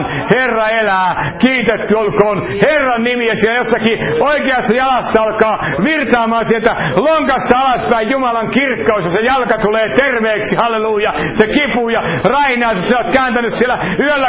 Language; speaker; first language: Finnish; native; Finnish